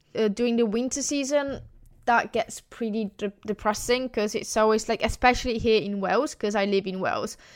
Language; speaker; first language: English; non-native, fluent; Italian